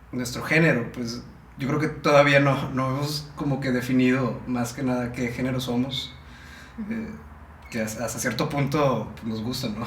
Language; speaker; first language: Spanish; native; Spanish